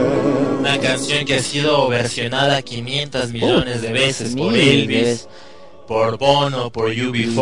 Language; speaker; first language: Spanish; native; Spanish